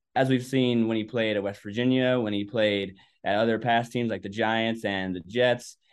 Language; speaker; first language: English; native; English